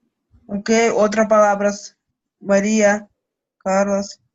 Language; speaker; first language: Spanish; non-native, learner; Russian